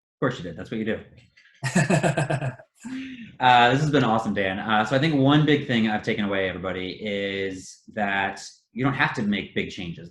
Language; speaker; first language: English; native; English